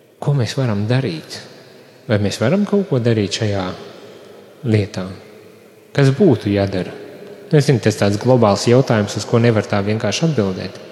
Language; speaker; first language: Latvian; native; Latvian